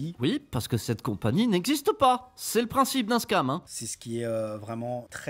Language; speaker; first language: French; native; French